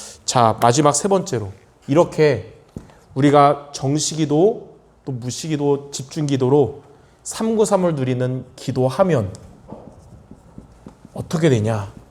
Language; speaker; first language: Korean; native; Korean